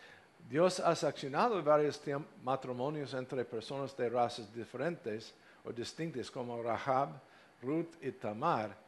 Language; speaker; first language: Spanish; non-native, fluent; English